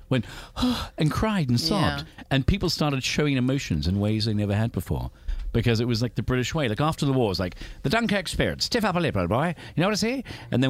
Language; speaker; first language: English; native; English